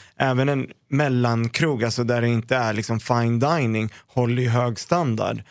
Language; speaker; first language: Swedish; early bilingual, other home language; Arabic